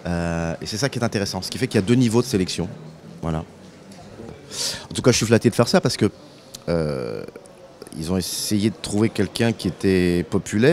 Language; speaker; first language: French; native; French